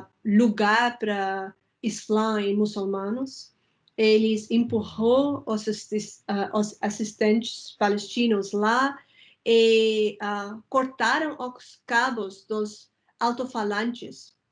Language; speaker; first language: Portuguese; non-native, fluent; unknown